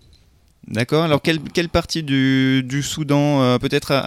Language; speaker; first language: French; native; French